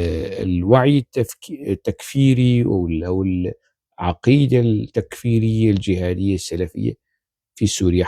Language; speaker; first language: Arabic; non-native, local second language; Kurdish